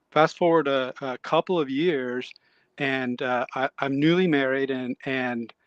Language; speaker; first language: English; native; English